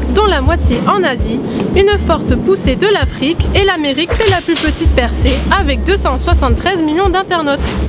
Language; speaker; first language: French; native; French